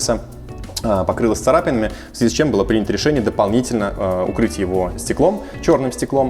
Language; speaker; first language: Russian; native; Russian